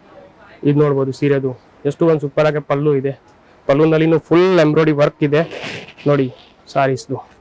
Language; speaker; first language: Kannada; non-native, fluent; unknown